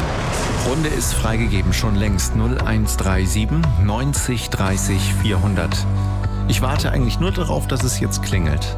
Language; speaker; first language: German; native; German